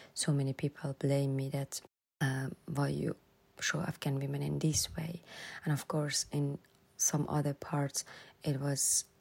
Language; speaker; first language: English; non-native, fluent; Persian